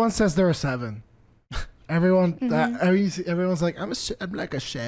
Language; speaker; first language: English; native; English